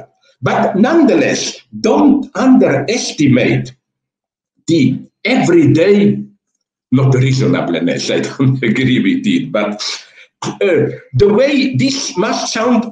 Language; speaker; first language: English; non-native, fluent; Slovenian